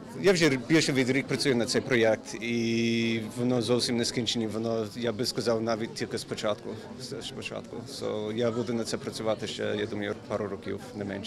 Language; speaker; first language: Ukrainian; early bilingual, heritage; Ukrainian